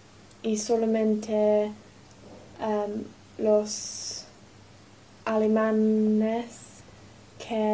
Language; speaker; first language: Spanish; non-native, learner; English